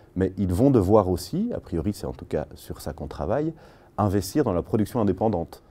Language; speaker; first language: French; native; French